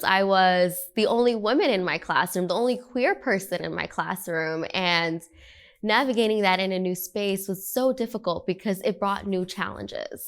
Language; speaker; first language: English; early bilingual, other home language; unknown